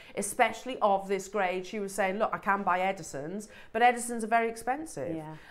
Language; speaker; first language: English; native; English